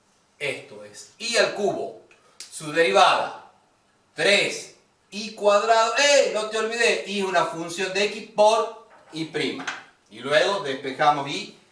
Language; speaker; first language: Spanish; native; Spanish